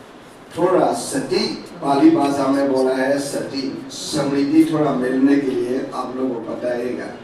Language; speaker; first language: Hindi; non-native, learner; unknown